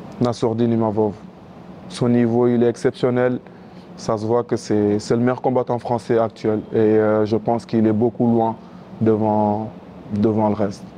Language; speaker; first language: French; non-native, local second language; Wolof